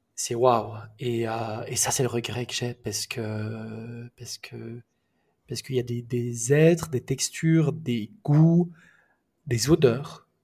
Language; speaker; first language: French; native; French